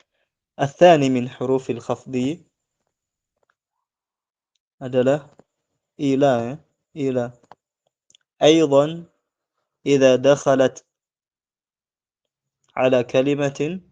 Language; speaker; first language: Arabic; non-native, fluent; Indonesian